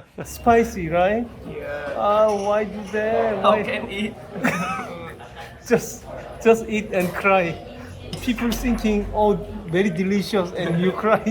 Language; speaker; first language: English; non-native, learner; Korean